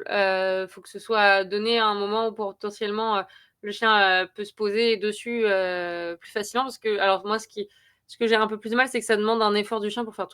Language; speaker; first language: French; native; French